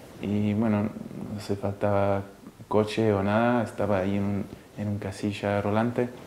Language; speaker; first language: Spanish; early bilingual, heritage; Spanish